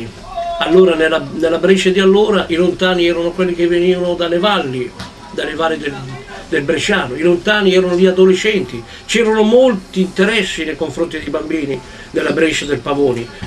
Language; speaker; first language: Italian; native; Italian